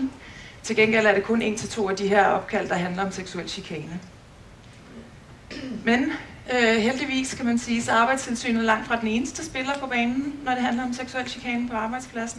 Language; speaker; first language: Danish; native; Danish